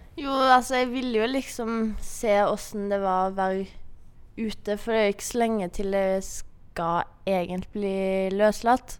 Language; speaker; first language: Norwegian; native; Norwegian